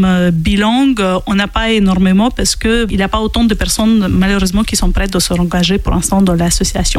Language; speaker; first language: French; non-native, fluent; Ukrainian